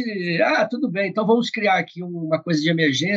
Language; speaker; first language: Portuguese; native; Portuguese